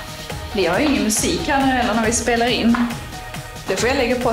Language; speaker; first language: Swedish; native; Swedish